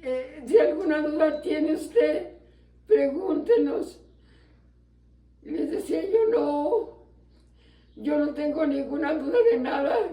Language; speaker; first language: Spanish; native; Spanish